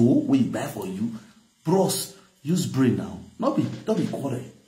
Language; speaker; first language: English; non-native, local second language; Bini